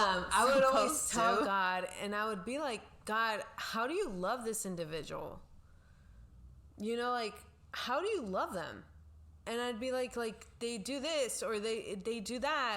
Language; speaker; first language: English; non-native, local second language; Spanish